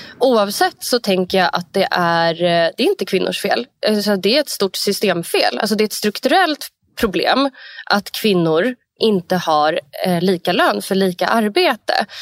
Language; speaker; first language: Swedish; native; Swedish